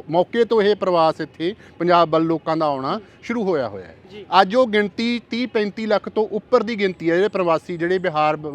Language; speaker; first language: Punjabi; native; Punjabi